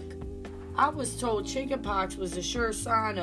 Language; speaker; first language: English; native; English